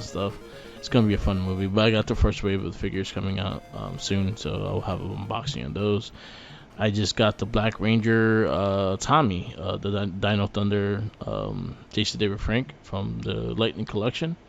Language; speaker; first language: English; native; English